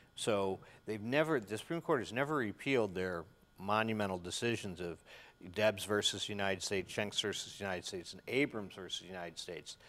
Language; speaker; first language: English; native; English